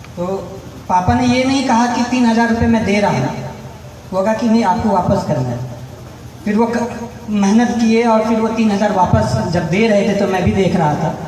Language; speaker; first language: Hindi; native; Hindi